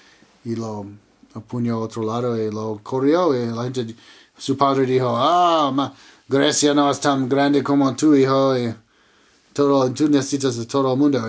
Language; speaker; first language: Spanish; non-native, learner; English